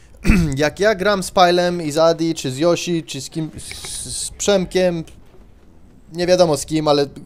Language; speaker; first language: Polish; early bilingual, heritage; Polish